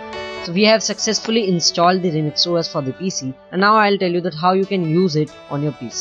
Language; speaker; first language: English; non-native, local second language; Hindi